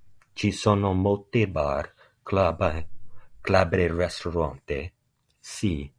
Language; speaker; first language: Italian; non-native, learner; English